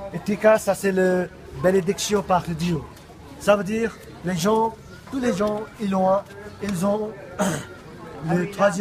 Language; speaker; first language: French; non-native, learner; Nepali